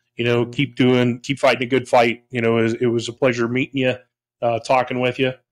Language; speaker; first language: English; native; English